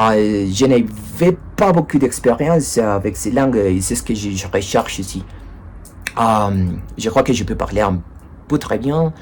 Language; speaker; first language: French; non-native, learner; Spanish